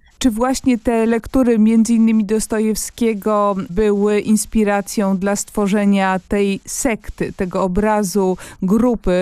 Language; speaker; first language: Polish; native; Polish